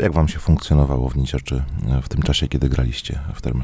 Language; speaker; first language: Polish; native; Polish